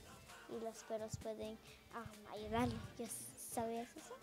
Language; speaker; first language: Spanish; early bilingual, heritage; Spanish